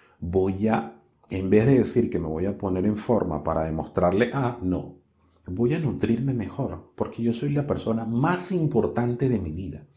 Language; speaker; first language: Spanish; native; Spanish